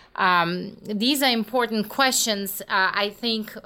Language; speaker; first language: English; non-native, fluent; Russian